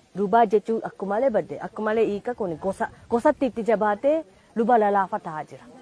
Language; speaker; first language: Oromo; non-native, fluent; Japanese